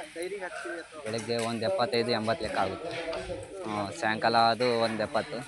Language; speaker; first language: Kannada; non-native, local second language; Urdu